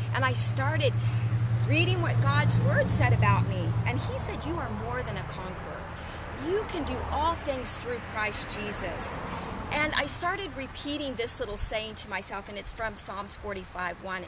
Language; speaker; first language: English; native; English